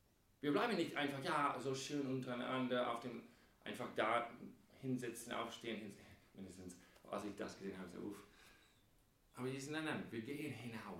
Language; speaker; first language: German; non-native, fluent; English